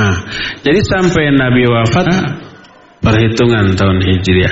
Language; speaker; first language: Indonesian; native; Indonesian